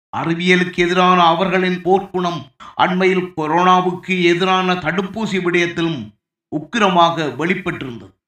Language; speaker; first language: Tamil; native; Tamil